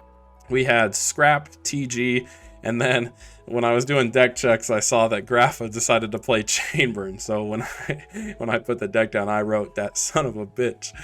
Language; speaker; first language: English; native; English